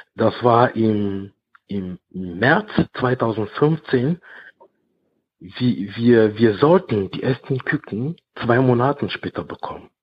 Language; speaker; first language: German; non-native, fluent; French